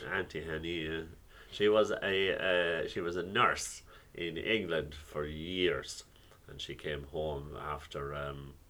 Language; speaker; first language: English; native; English